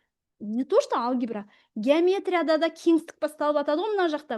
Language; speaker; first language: Kazakh; native; Kazakh